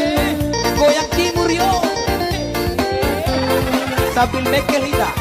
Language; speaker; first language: Indonesian; non-native, local second language; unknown